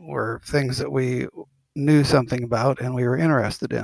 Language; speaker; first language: English; native; English